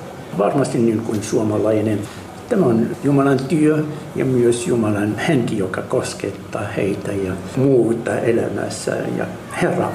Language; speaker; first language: Finnish; non-native, fluent; Arabic